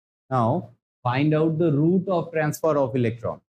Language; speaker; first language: English; non-native, local second language; Bangla